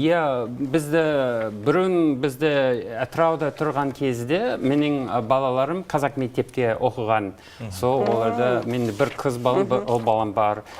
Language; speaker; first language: Kazakh; non-native, learner; English